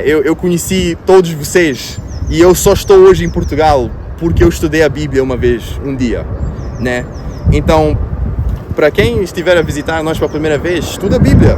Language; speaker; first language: Portuguese; non-native, fluent; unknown